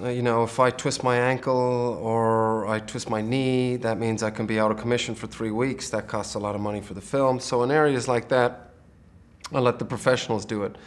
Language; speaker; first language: English; native; English